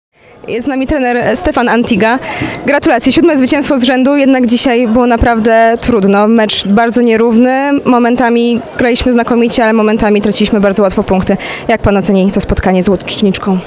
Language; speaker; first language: Polish; native; Polish